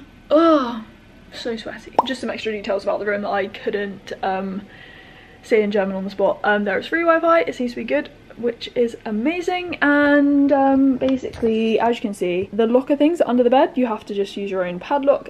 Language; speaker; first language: English; native; English